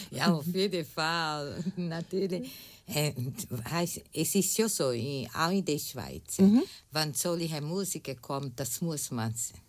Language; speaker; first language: German; non-native, learner; Portuguese